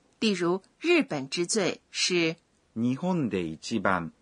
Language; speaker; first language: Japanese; non-native, fluent; Chinese